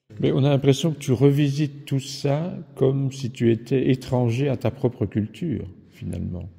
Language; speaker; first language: French; native; French